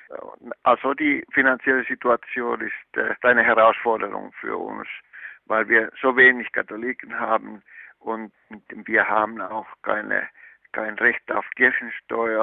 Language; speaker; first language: German; non-native, fluent; Finnish